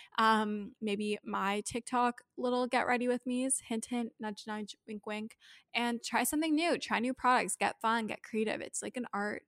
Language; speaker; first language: English; native; English